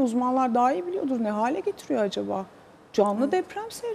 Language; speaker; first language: Turkish; native; Turkish